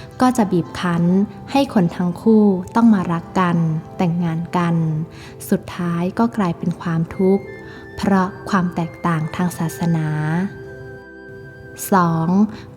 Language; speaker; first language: Thai; native; Thai